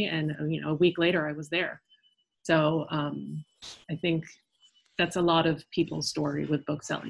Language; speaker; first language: English; early bilingual, other home language; French